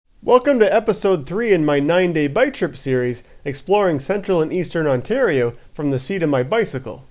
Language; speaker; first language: English; native; English